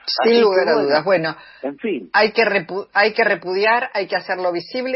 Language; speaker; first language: Spanish; native; Spanish